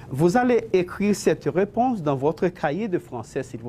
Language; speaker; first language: French; non-native, fluent; Spanish